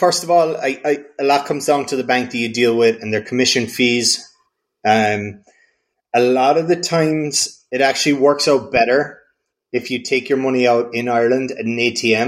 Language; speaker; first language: English; native; English